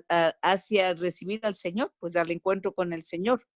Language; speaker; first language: Spanish; native; Spanish